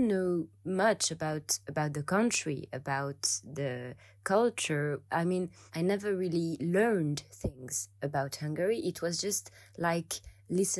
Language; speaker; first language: English; non-native, fluent; French